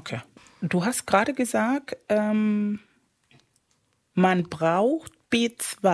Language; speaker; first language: German; non-native, fluent; Spanish